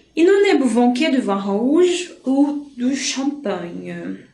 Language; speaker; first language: French; non-native, fluent; Portuguese